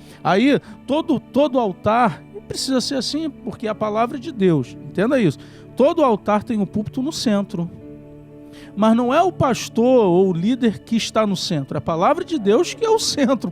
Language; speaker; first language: Portuguese; native; Portuguese